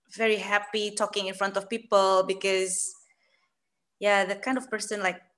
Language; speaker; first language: English; non-native, fluent; Malay